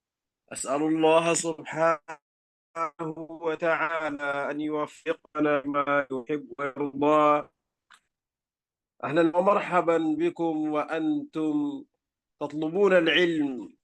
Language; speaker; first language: Arabic; non-native, fluent; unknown